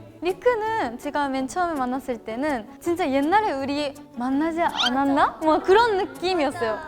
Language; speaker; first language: Korean; non-native, fluent; Japanese